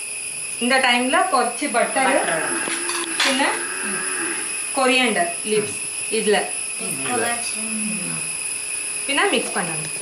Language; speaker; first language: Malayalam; non-native, learner; Tamil